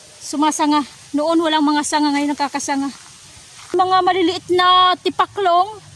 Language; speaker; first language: Filipino; non-native, local second language; Waray